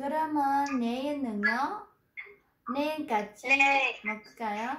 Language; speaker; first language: Korean; non-native, fluent; Vietnamese